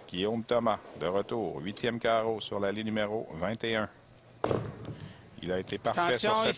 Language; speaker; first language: French; native; French